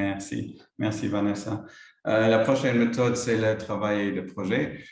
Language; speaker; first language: French; non-native, local second language; Luxembourgish